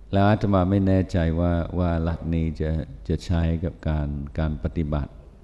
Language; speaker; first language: Thai; non-native, fluent; English